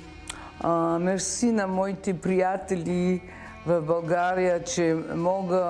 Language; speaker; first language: Bulgarian; early bilingual, heritage; Bulgarian